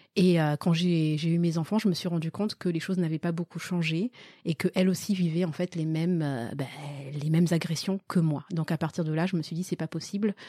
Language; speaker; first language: French; early bilingual, other home language; Malagasy